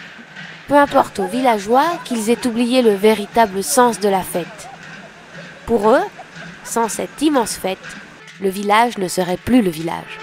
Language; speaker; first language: French; native; French